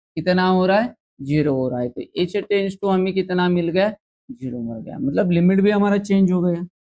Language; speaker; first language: Hindi; non-native, local second language; Marathi